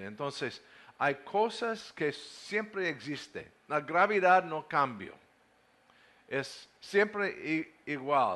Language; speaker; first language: Spanish; non-native, learner; English